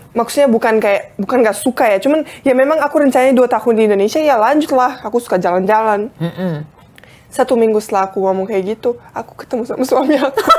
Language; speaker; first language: Indonesian; non-native, fluent; Bosnian